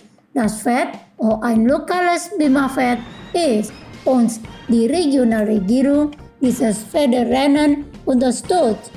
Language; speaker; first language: German; non-native, fluent; Indonesian